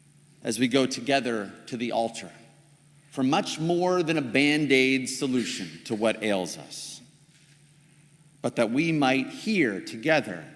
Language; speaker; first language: English; native; English